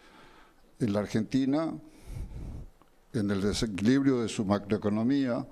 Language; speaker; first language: Spanish; native; Spanish